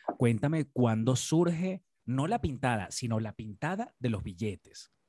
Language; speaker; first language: Spanish; native; Spanish